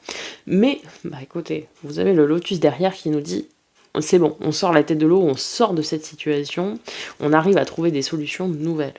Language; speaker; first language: French; native; French